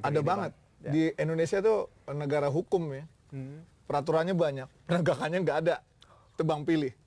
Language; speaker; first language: Indonesian; native; Indonesian